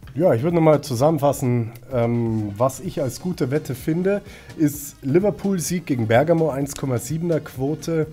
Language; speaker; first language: German; native; German